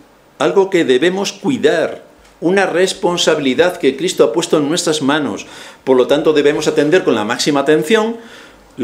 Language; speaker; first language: Spanish; native; Spanish